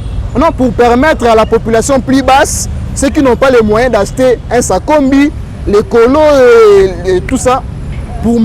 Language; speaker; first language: French; non-native, local second language; Lingala